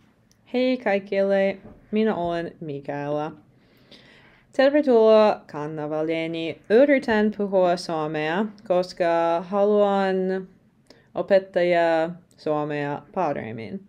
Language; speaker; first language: Finnish; non-native, learner; English